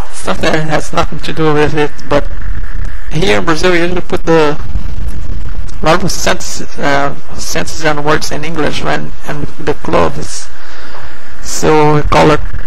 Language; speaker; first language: English; non-native, fluent; Portuguese